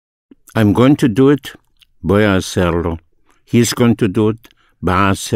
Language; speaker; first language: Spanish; non-native, fluent; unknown